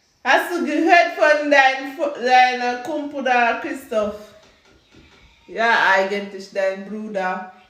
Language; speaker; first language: German; non-native, learner; English